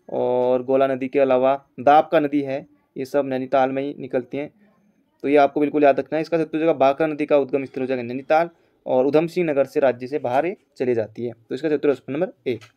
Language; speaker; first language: Hindi; native; Hindi